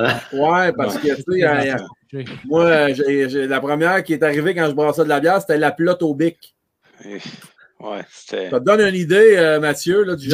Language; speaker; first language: French; native; French